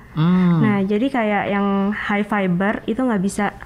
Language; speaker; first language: Indonesian; native; Indonesian